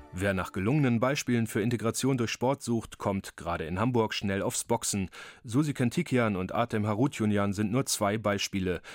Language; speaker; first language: German; native; German